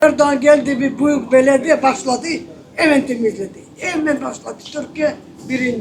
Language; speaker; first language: Turkish; non-native, learner; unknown